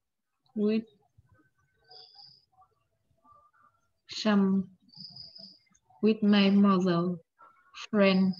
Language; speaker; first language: English; non-native, learner; Vietnamese